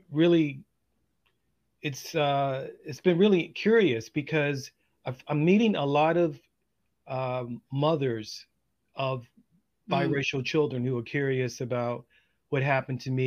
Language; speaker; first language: English; native; English